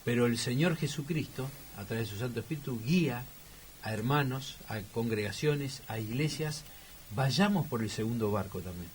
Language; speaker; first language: Spanish; native; Spanish